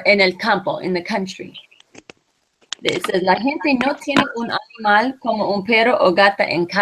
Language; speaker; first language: Spanish; non-native, fluent; English